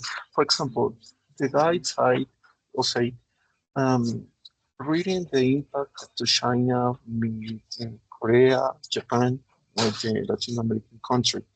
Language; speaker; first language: English; non-native, learner; Spanish